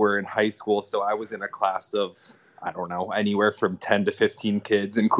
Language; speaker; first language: English; native; English